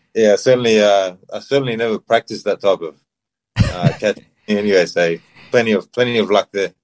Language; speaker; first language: English; early bilingual, other home language; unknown